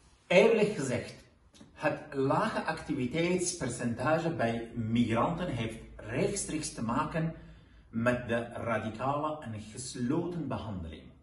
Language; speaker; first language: Dutch; non-native, fluent; Kurdish